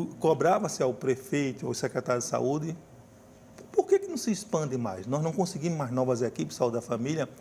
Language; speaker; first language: Portuguese; native; Portuguese